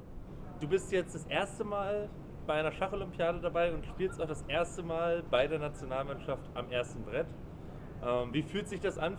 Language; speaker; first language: German; native; German